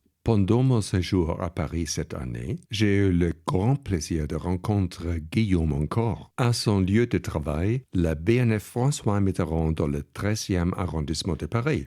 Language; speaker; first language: French; non-native, fluent; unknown